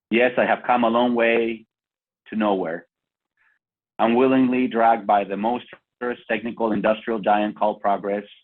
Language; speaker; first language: English; non-native, fluent; Spanish